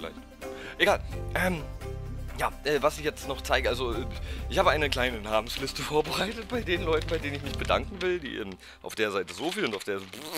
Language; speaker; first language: German; native; German